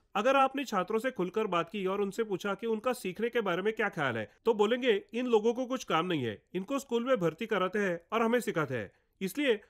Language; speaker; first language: Hindi; non-native, local second language; Marathi